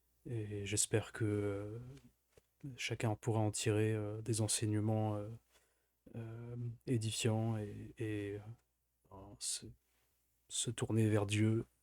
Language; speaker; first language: French; native; French